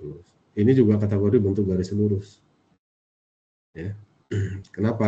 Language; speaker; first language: Indonesian; native; Indonesian